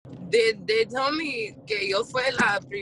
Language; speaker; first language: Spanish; early bilingual, heritage; English